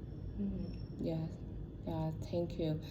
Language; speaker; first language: English; non-native, learner; Vietnamese